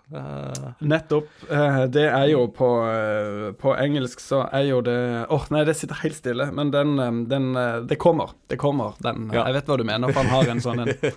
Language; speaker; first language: Norwegian; native; Norwegian